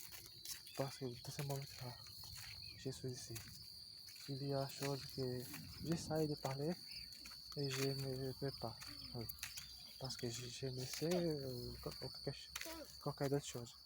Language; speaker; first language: French; non-native, learner; Portuguese